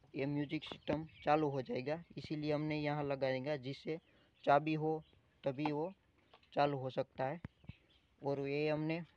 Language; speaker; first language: Hindi; non-native, local second language; Gujarati